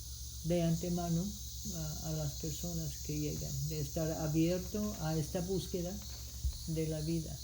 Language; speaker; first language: Spanish; non-native, fluent; English